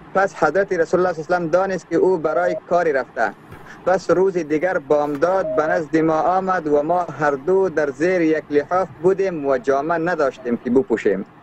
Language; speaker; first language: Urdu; non-native, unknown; Persian